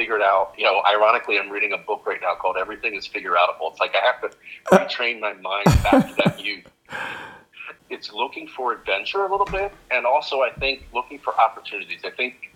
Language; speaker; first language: English; native; English